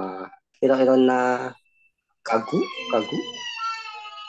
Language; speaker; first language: Japanese; non-native, learner; Indonesian